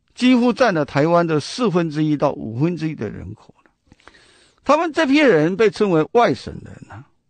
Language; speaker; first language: Chinese; non-native, local second language; Min Nan Chinese